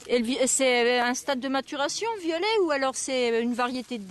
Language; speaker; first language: French; native; French